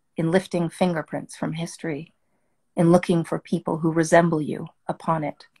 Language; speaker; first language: English; early bilingual, other home language; French